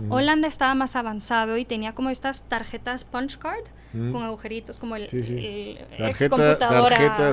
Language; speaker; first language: Spanish; early bilingual, heritage; Spanish